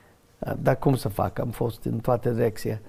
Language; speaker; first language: Romanian; non-native, learner; English